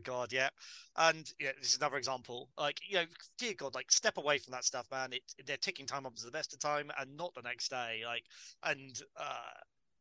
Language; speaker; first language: English; native; English